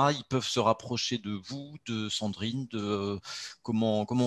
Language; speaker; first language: French; native; French